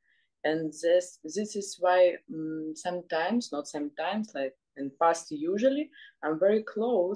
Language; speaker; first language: English; non-native, learner; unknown